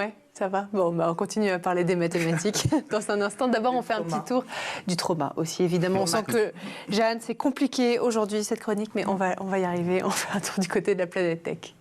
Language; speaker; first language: French; native; French